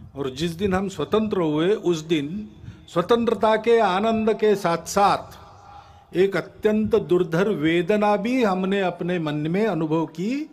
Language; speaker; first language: Hindi; non-native, local second language; Marathi